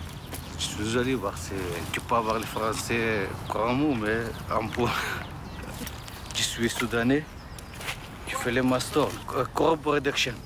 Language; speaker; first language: French; non-native, learner; Arabic